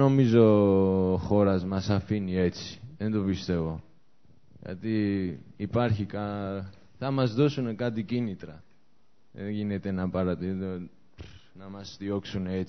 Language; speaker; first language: Greek; non-native, fluent; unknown